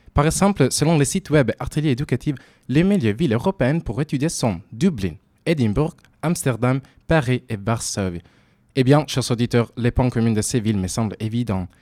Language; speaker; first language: French; non-native, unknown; Italian